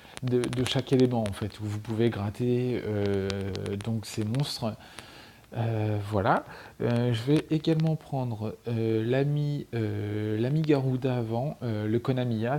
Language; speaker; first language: French; native; French